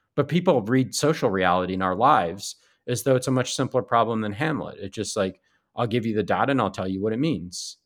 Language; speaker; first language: English; native; English